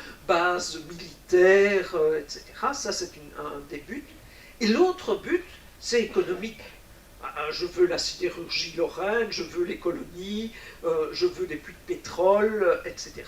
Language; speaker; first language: French; native; French